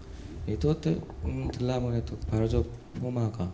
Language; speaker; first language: Polish; non-native, learner; Korean